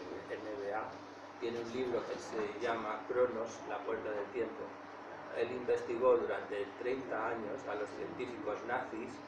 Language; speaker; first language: Spanish; native; Spanish